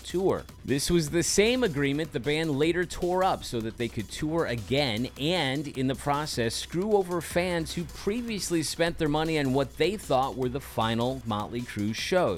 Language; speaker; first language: English; native; English